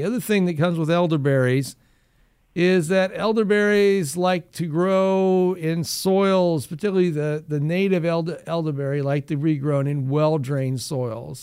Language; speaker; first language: English; native; English